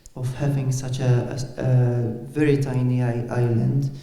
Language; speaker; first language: English; non-native, local second language; Maltese